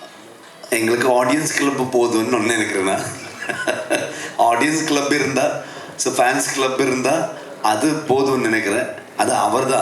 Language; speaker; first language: Tamil; non-native, local second language; Kannada